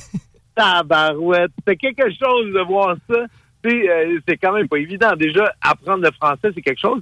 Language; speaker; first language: French; native; French